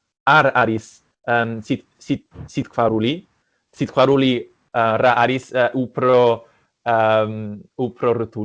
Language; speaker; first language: Georgian; non-native, learner; English